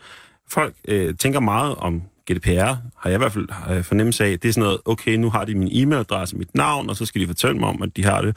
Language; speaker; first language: Danish; native; Danish